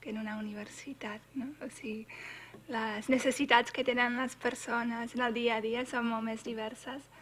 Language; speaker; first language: Catalan; non-native, fluent; English